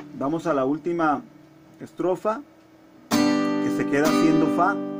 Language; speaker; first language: Spanish; native; Spanish